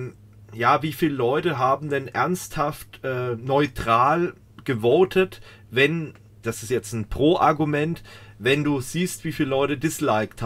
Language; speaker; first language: German; native; German